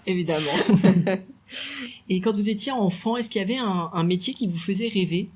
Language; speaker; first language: French; native; French